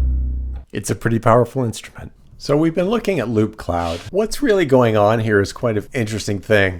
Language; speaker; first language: English; native; English